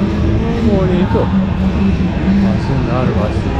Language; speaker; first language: Spanish; non-native, learner; Japanese